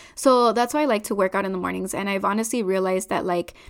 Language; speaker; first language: English; non-native, fluent; Spanish